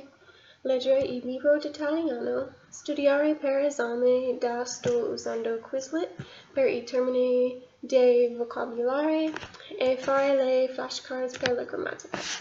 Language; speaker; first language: Italian; non-native, learner; English